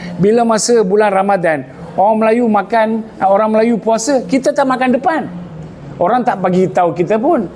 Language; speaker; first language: Malay; non-native, local second language; Tamil